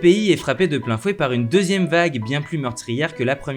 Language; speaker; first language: French; native; French